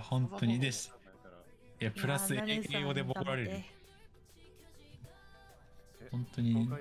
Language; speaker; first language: Japanese; native; Japanese